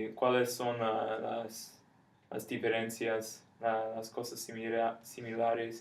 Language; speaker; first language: Spanish; non-native, fluent; English